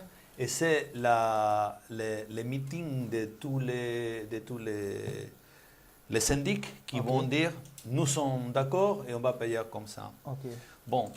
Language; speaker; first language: French; non-native, learner; Spanish